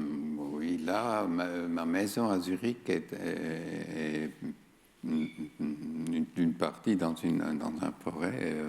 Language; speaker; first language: French; non-native, fluent; German